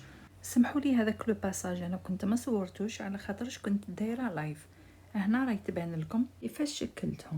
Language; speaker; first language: Arabic; native; Arabic